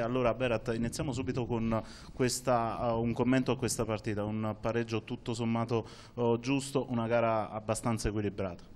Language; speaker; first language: Italian; native; Italian